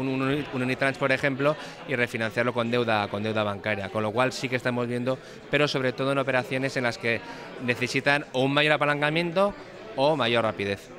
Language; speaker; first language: Spanish; native; Spanish